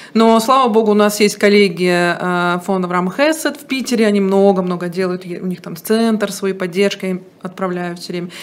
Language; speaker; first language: Russian; native; Russian